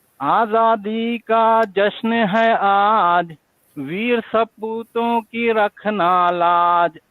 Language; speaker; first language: Hindi; native; Hindi